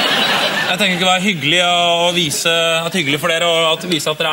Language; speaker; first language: Norwegian; native; Norwegian